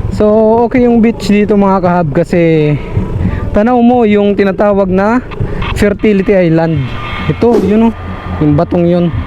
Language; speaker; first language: Filipino; non-native, local second language; Bikol